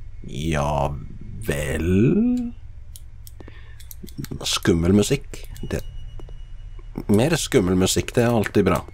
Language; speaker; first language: Norwegian; native; Norwegian